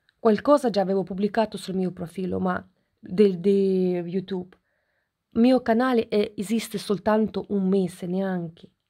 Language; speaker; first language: Italian; non-native, fluent; Ukrainian